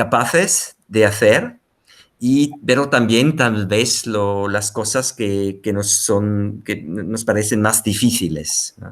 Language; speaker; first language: Spanish; non-native, fluent; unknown